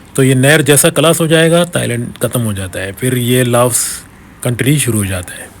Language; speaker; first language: Urdu; non-native, local second language; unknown